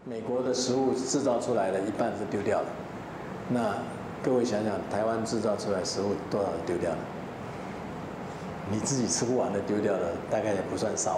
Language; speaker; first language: Chinese; native; Chinese